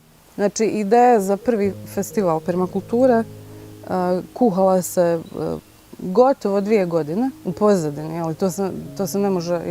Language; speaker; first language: Bosnian; native; Bosnian